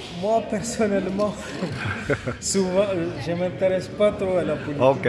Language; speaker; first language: French; non-native, local second language; Tamasheq